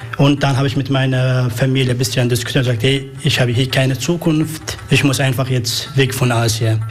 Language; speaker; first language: German; non-native, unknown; Arabic